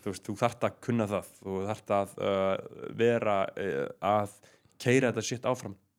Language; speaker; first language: Icelandic; native; Icelandic